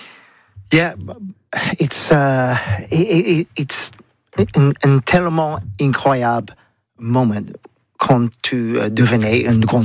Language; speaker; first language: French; non-native, learner; English